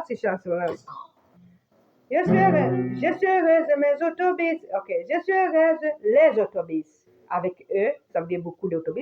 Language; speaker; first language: French; non-native, fluent; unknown